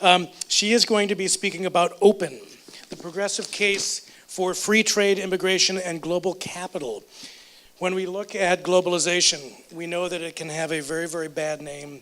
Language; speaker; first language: English; native; English